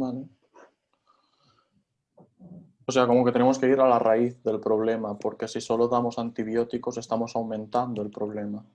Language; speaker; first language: Spanish; native; Spanish